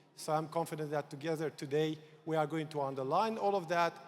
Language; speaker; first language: English; non-native, fluent; Romanian